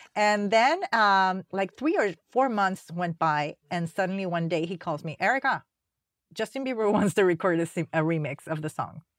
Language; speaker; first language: English; non-native, fluent; Spanish